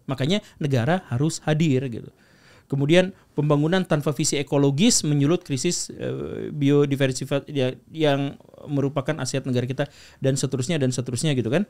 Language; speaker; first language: Indonesian; native; Indonesian